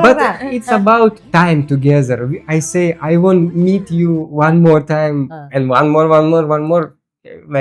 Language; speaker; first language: English; non-native, learner; Russian